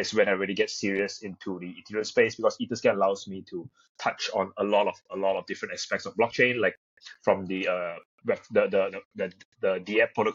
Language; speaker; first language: English; non-native, local second language; Chinese